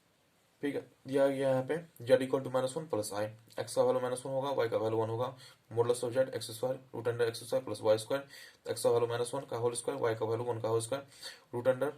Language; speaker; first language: Hindi; native; Hindi